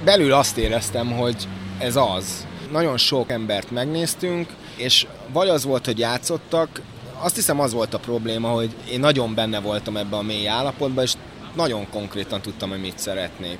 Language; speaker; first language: Hungarian; native; Hungarian